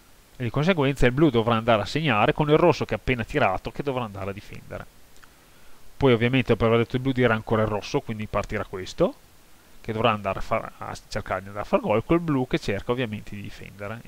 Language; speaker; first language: Italian; native; Italian